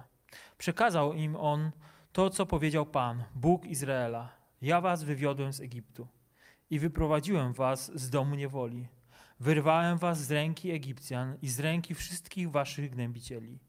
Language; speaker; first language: Polish; native; Polish